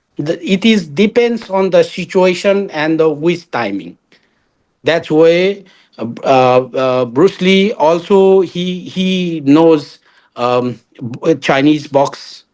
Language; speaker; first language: English; non-native, learner; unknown